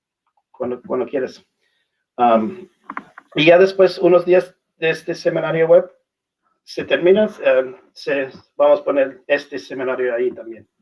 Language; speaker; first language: Spanish; non-native, learner; English